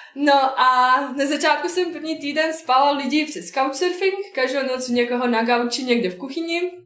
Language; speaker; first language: Czech; non-native, fluent; Bosnian